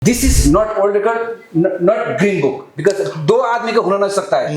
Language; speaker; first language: Hindi; non-native, learner; Nepali